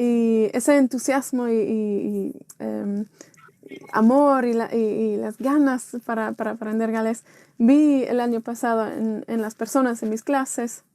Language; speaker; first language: Spanish; non-native, fluent; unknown